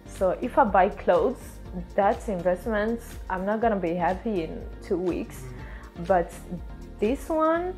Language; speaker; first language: English; non-native, fluent; Swedish